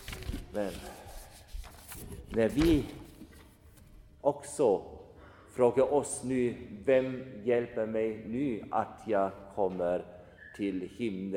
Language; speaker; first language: Swedish; non-native, fluent; German